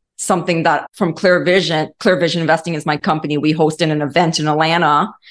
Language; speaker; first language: English; native; English